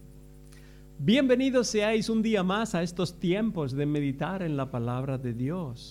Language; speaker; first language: Spanish; native; Spanish